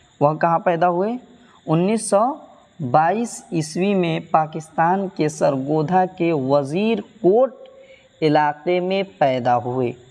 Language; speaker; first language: Urdu; native; Urdu